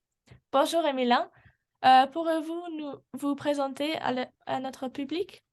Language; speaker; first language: French; non-native, learner; English